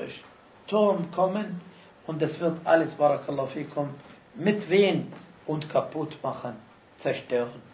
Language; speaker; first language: German; non-native, fluent; Arabic